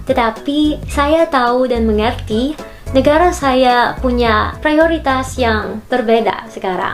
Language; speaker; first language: Indonesian; non-native, learner; Filipino